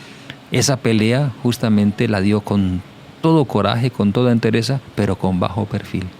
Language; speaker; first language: Spanish; native; Spanish